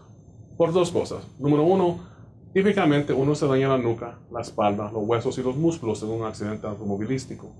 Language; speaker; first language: Spanish; native; Spanish